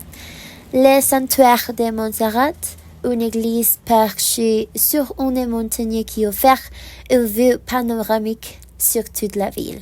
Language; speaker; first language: French; non-native, learner; Spanish